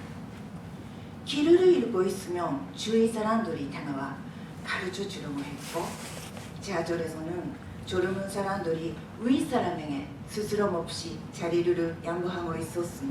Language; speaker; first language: Korean; non-native, fluent; Japanese